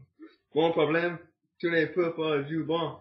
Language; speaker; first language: French; non-native, learner; English